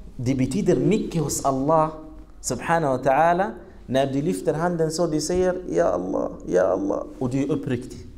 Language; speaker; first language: Swedish; non-native, fluent; Arabic